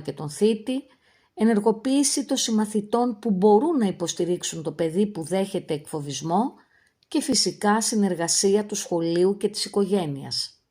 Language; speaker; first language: Greek; native; Greek